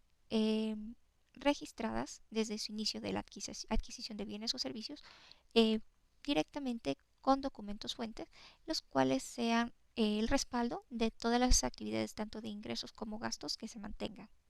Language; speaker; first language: Spanish; native; Spanish